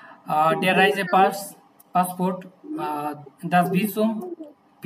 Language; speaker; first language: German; non-native, fluent; Bangla